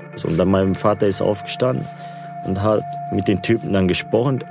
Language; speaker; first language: German; non-native, local second language; Turkish